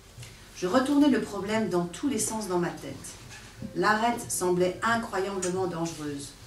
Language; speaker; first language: French; native; French